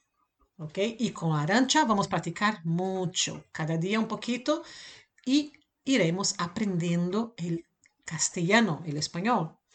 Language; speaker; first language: Spanish; non-native, learner; Portuguese